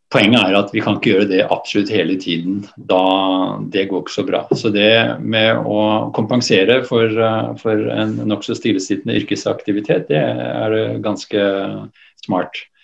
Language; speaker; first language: Norwegian; native; Norwegian